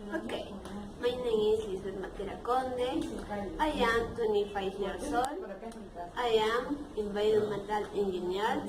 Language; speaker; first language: English; non-native, learner; Spanish